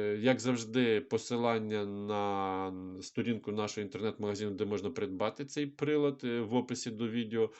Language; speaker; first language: Ukrainian; non-native, local second language; Russian